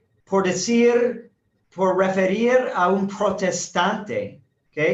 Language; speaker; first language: Spanish; non-native, fluent; English